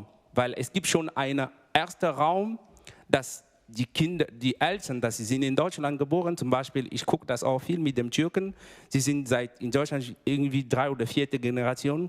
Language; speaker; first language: German; non-native, fluent; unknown